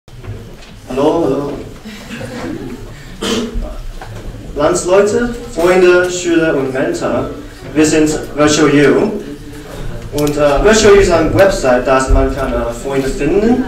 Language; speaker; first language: German; non-native, learner; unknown